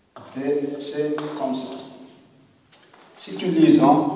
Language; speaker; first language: French; non-native, local second language; Arabic